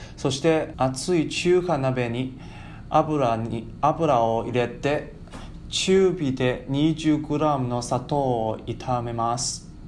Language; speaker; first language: Japanese; non-native, learner; Chinese